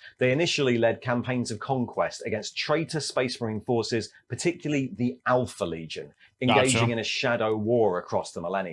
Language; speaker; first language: English; native; English